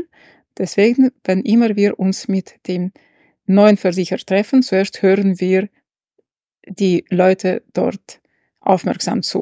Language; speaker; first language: German; non-native, fluent; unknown